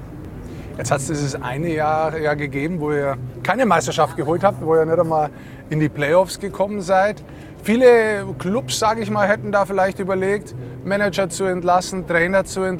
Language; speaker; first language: German; native; German